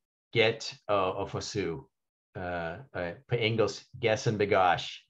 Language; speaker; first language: Danish; non-native, fluent; English